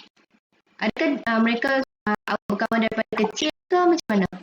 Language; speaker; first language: Malay; native; Malay